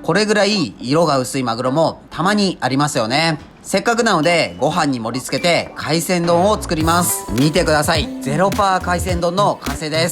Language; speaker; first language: Japanese; native; Japanese